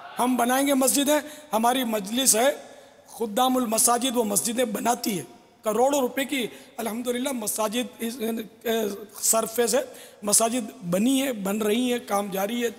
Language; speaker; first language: Urdu; non-native, local second language; Memoni